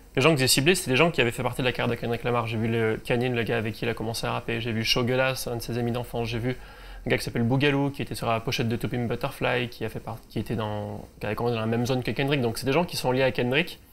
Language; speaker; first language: French; native; French